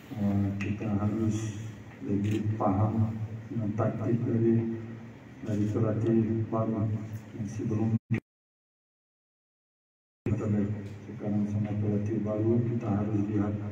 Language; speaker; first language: Indonesian; non-native, fluent; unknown